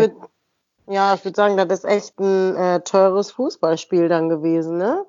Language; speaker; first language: German; native; German